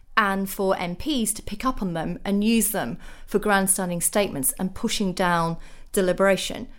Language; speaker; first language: English; native; English